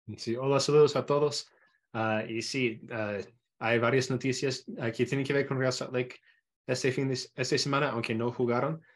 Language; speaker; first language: Spanish; non-native, fluent; English